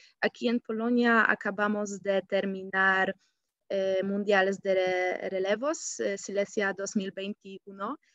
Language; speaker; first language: Spanish; non-native, fluent; Polish